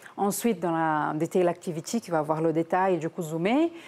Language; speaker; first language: French; non-native, fluent; Portuguese